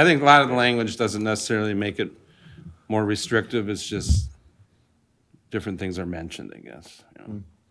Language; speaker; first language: English; native; English